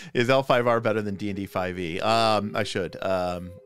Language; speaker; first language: English; native; English